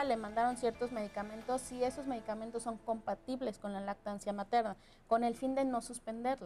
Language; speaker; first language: Spanish; native; Spanish